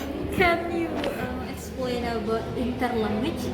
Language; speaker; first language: English; non-native, learner; Indonesian